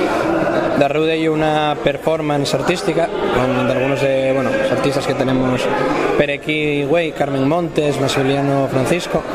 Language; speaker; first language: Spanish; native; Spanish